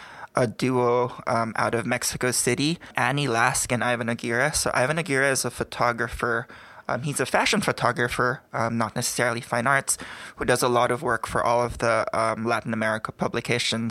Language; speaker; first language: English; non-native, local second language; Filipino